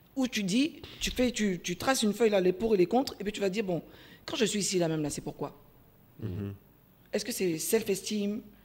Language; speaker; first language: French; native; French